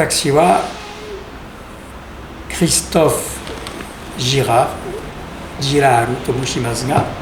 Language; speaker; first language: Japanese; non-native, learner; French